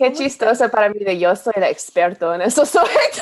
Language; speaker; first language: Spanish; non-native, learner; English